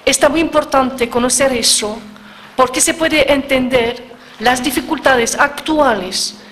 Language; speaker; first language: Spanish; non-native, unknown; French